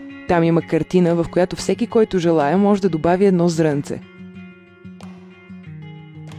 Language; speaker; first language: Bulgarian; native; Bulgarian